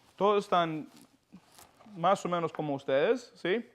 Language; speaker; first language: Spanish; non-native, learner; English